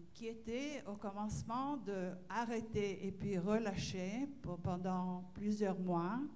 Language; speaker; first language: French; non-native, fluent; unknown